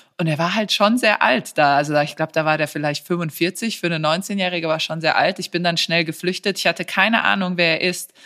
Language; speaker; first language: German; early bilingual, other home language; Serbian